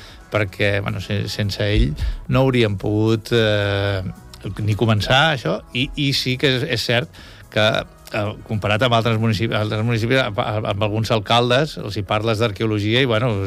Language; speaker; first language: Catalan; native; Catalan